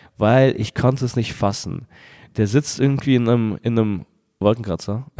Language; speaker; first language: German; early bilingual, other home language; Russian